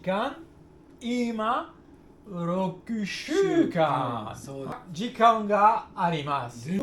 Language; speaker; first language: Japanese; non-native, learner; French